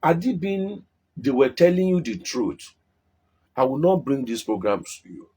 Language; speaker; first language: English; non-native, local second language; Yoruba